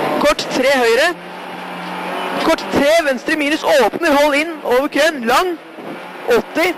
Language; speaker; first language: Norwegian; native; Norwegian